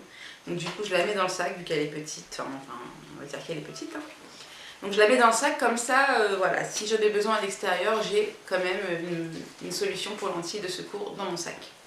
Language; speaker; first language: French; native; French